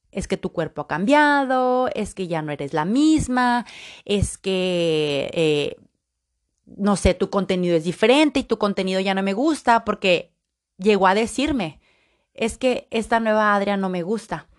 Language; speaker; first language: Spanish; native; Spanish